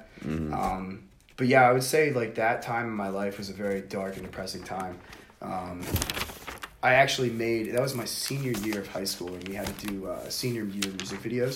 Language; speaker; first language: English; native; English